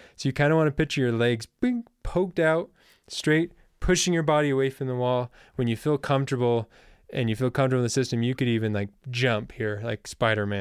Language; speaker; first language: English; native; English